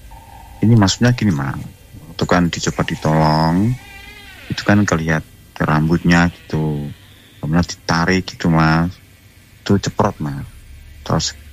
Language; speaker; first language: Indonesian; non-native, local second language; Javanese